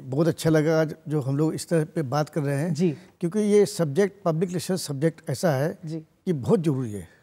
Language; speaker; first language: Hindi; native; Hindi